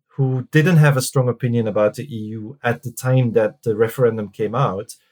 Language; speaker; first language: English; non-native, fluent; Dutch